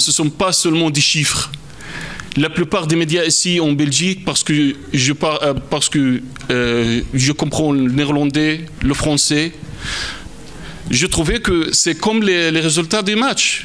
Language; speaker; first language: French; non-native, fluent; Arabic